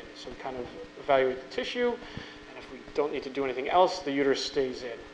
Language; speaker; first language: English; native; English